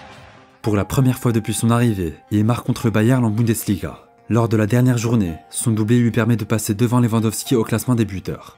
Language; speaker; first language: French; native; French